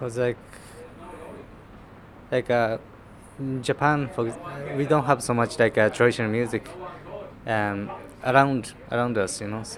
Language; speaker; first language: English; non-native, fluent; Japanese